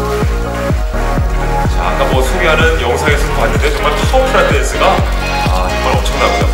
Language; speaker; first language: Korean; native; Korean